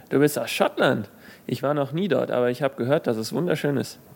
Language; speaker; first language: German; native; German